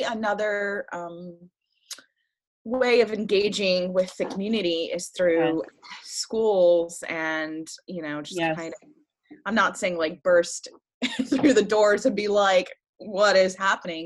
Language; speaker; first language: English; early bilingual, other home language; French